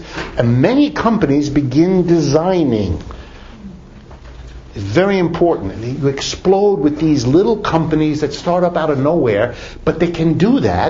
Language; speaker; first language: English; native; English